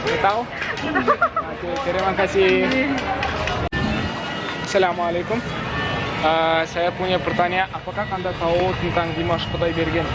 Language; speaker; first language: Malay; non-native, learner; Kazakh